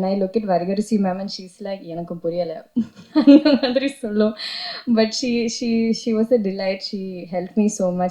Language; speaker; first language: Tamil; non-native, fluent; Malayalam